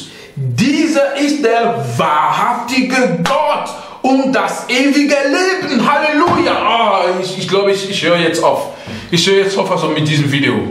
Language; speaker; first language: German; non-native, fluent; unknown